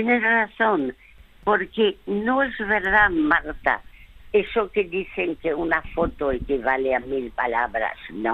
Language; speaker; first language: Spanish; early bilingual, other home language; French